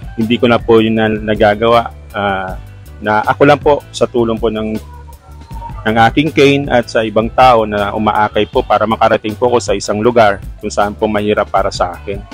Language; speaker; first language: Filipino; non-native, local second language; Bikol